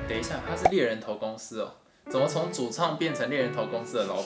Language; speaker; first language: Chinese; native; Chinese